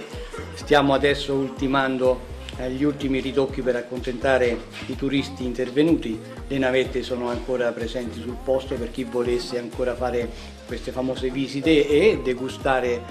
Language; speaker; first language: Italian; native; Italian